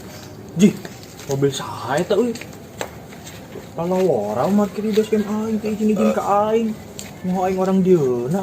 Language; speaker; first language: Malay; non-native, local second language; Sundanese